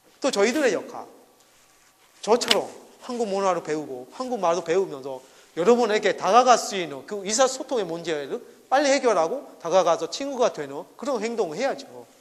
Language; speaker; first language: Korean; non-native, fluent; Burmese